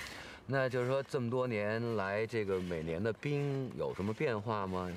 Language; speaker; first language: Chinese; native; Chinese